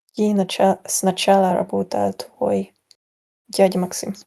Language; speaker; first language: Russian; non-native, learner; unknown